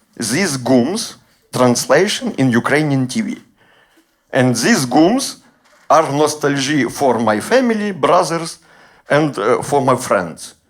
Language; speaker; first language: English; non-native, learner; Ukrainian